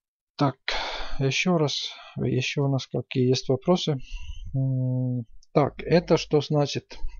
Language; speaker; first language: Russian; non-native, fluent; Estonian